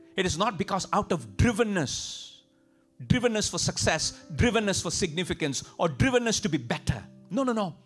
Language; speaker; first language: English; non-native, local second language; Tamil